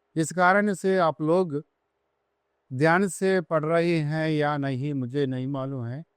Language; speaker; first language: Hindi; non-native, local second language; Telugu